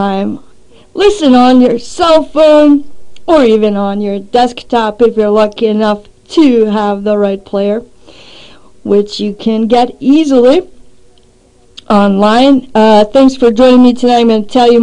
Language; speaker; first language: English; native; English